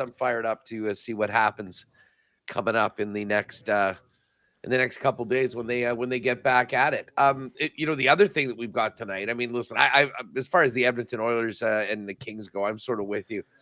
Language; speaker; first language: English; native; English